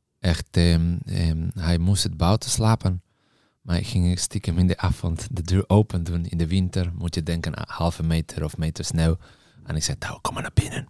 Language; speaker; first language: Dutch; non-native, fluent; Spanish